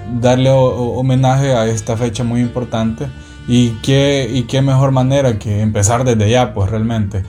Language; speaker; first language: Spanish; native; Spanish